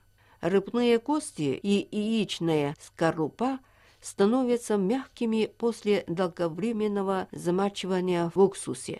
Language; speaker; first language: Russian; non-native, fluent; Chinese